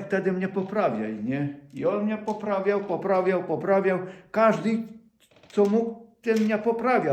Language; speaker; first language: Polish; non-native, fluent; Ukrainian